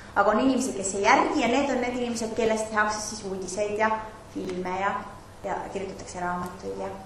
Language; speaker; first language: Estonian; non-native, fluent; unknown